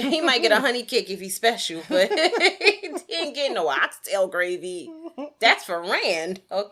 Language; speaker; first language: English; native; English